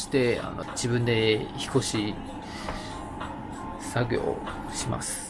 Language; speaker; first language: Japanese; non-native, fluent; Chinese